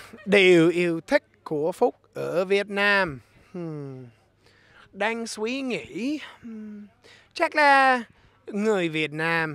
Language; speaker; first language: Vietnamese; non-native, learner; English